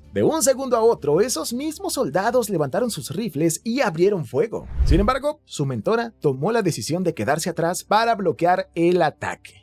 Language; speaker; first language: Spanish; native; Spanish